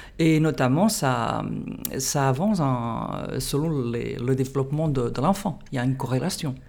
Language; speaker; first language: French; non-native, fluent; Catalan